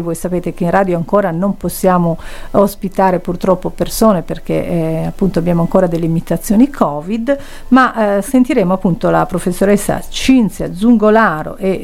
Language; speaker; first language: Italian; native; Italian